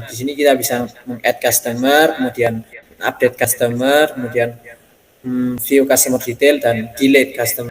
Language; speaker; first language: Indonesian; native; Indonesian